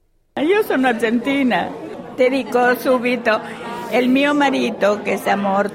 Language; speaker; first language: Italian; non-native, fluent; Spanish